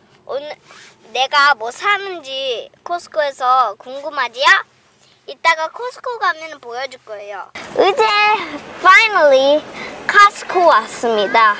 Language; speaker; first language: Korean; early bilingual, heritage; Korean